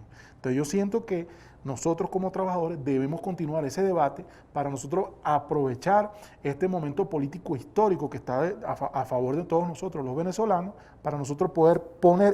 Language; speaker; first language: Spanish; native; Spanish